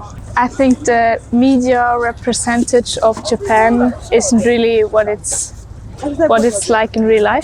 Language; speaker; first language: English; non-native, fluent; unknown